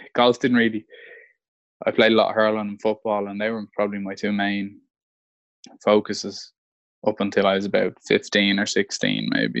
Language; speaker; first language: English; native; English